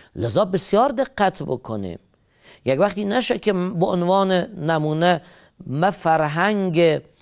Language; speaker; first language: Persian; native; Persian